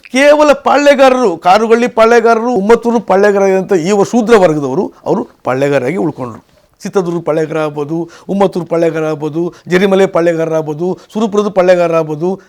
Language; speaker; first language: Kannada; native; Kannada